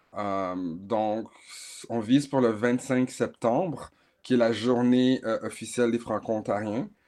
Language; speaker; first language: French; native; French